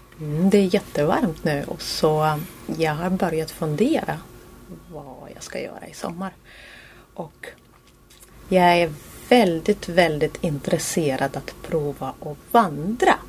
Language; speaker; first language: Swedish; non-native, learner; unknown